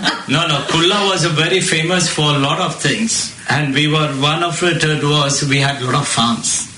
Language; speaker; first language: English; non-native, local second language; Marathi